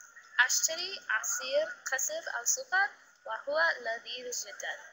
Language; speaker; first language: Arabic; non-native, learner; English